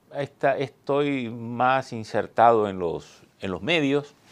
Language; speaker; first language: Spanish; native; Spanish